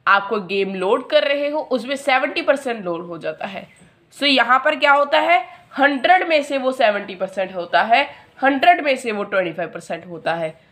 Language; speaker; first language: Hindi; non-native, local second language; Punjabi